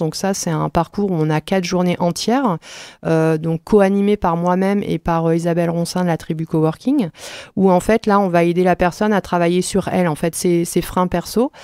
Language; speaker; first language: French; native; French